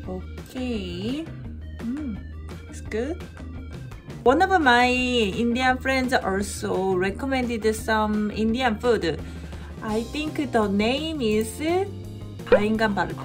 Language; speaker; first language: English; non-native, learner; Korean